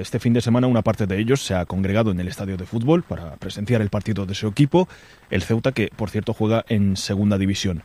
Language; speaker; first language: Spanish; native; Spanish